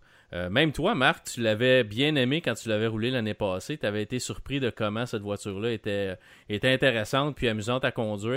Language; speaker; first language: French; native; French